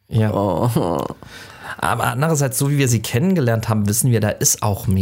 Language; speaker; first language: German; native; German